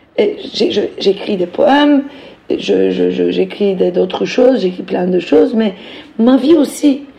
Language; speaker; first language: French; non-native, fluent; Turkish